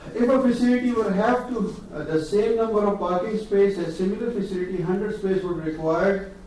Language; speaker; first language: English; non-native, local second language; Urdu